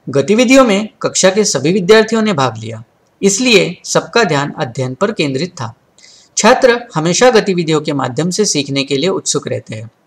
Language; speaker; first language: Hindi; non-native, local second language; Marathi